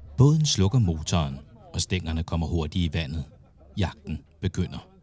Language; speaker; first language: Danish; native; Danish